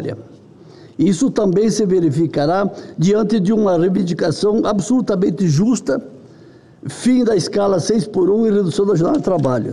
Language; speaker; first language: Portuguese; native; Portuguese